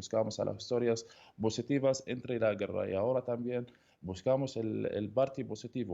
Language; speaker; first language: Spanish; non-native, learner; Arabic